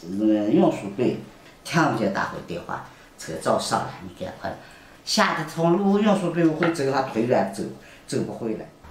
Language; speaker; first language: Chinese; native; Chinese